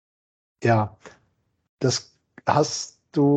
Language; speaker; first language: German; native; German